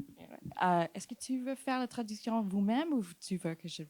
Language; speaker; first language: French; non-native, fluent; English